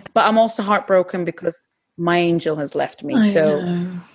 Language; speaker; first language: English; non-native, fluent; Turkish